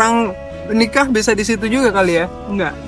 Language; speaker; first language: Indonesian; native; Indonesian